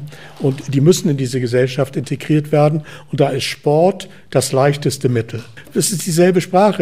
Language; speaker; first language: German; native; German